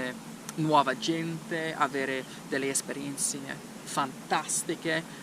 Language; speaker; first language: Italian; non-native, learner; English